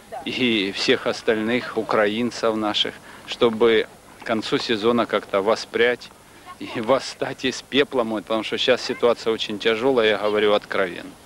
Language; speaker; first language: Russian; native; Russian